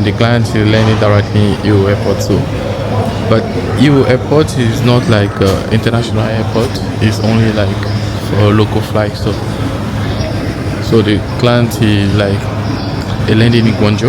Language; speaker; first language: English; non-native, fluent; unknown